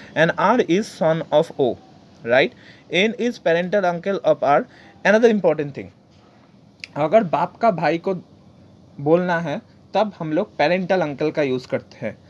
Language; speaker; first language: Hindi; non-native, local second language; Bangla